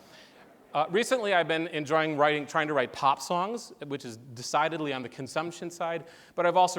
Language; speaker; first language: English; native; English